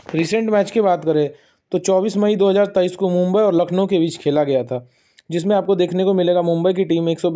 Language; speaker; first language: Hindi; native; Hindi